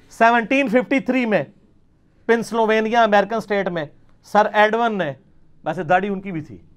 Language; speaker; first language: Urdu; non-native, local second language; Punjabi